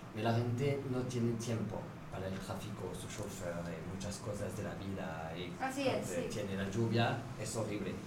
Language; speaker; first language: Spanish; non-native, fluent; French